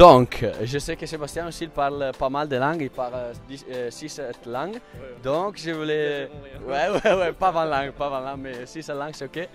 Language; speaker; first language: French; non-native, fluent; Italian